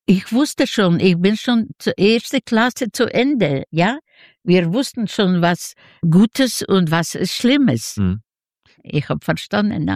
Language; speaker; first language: German; non-native, learner; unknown